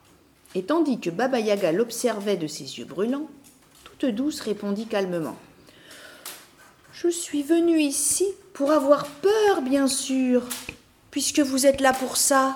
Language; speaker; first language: French; native; French